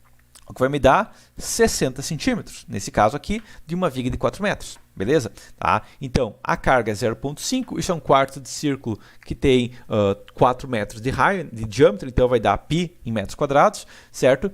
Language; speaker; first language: Portuguese; native; Portuguese